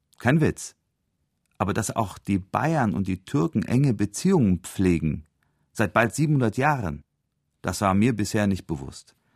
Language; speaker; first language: German; early bilingual, other home language; Turkish